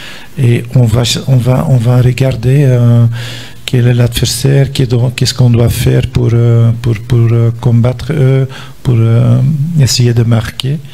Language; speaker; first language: French; non-native, local second language; Dutch